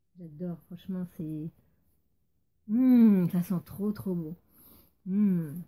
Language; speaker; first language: French; native; French